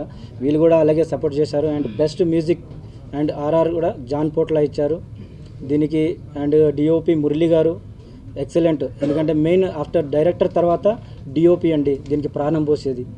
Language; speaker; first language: Telugu; native; Telugu